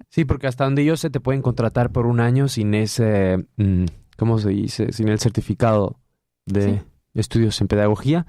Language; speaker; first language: Spanish; native; Spanish